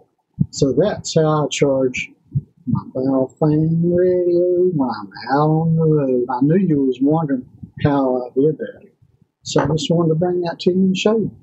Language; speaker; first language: English; native; English